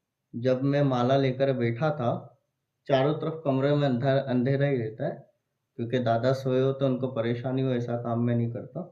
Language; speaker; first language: Hindi; native; Hindi